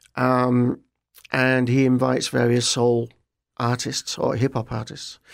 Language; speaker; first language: English; native; English